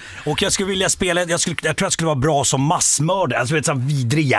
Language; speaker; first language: Swedish; native; Swedish